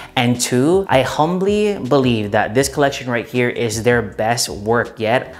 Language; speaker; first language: English; native; English